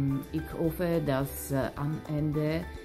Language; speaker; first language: German; non-native, learner; Italian